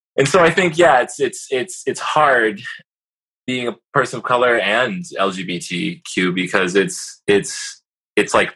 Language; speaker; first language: English; native; English